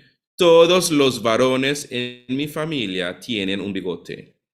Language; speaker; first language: Spanish; non-native, fluent; English